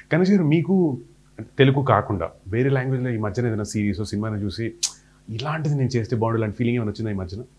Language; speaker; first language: Telugu; native; Telugu